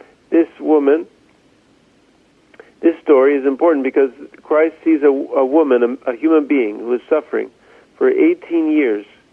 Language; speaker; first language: English; native; English